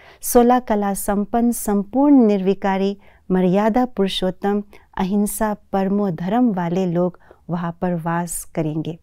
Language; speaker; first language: Hindi; native; Hindi